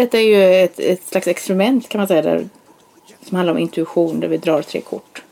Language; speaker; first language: Swedish; native; Swedish